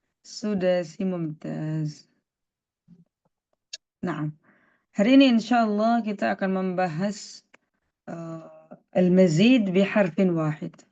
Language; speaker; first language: Arabic; non-native, fluent; Indonesian